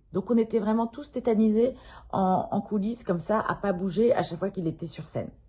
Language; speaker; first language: French; native; French